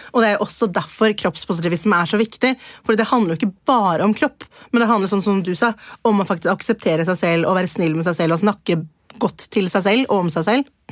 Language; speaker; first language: Norwegian; early bilingual, other home language; Persian